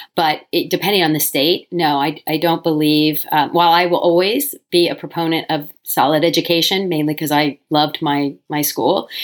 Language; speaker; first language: English; native; English